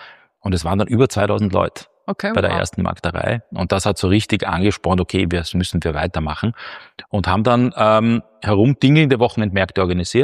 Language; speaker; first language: German; native; German